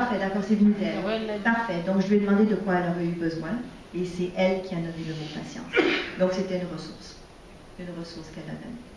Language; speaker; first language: French; native; French